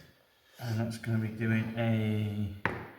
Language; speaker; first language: English; native; English